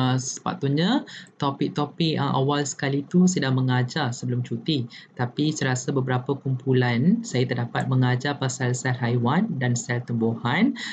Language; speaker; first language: Malay; non-native, local second language; Tamil